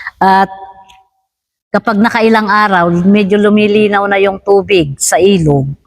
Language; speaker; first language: Filipino; native; Filipino